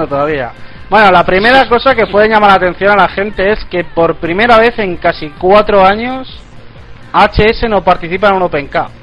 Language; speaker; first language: Spanish; native; Spanish